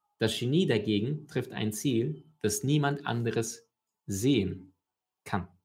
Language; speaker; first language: German; early bilingual, other home language; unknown